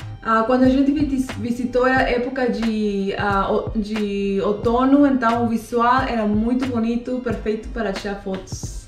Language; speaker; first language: Portuguese; non-native, fluent; Spanish